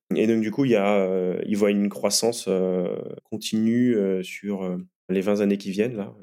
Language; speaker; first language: French; native; French